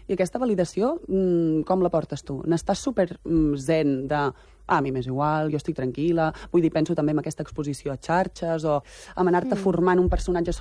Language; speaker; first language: Catalan; native; Catalan